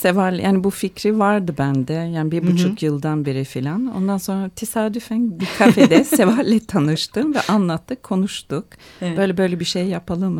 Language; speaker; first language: Turkish; non-native, fluent; Swedish